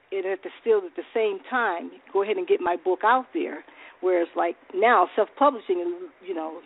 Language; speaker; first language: English; native; English